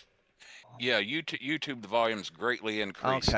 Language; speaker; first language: English; native; English